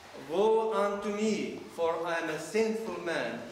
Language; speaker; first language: English; non-native, fluent; Russian